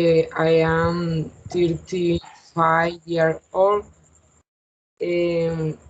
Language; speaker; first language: English; non-native, learner; Spanish